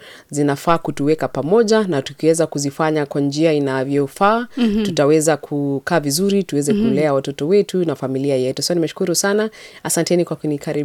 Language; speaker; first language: Swahili; non-native, local second language; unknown